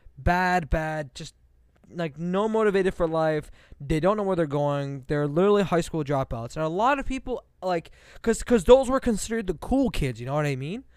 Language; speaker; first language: English; native; English